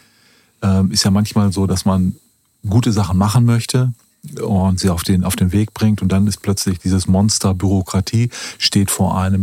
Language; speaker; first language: German; native; German